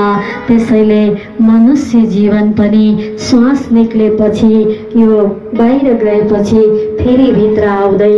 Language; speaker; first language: Nepali; native; Nepali